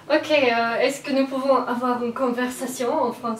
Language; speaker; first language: French; non-native, learner; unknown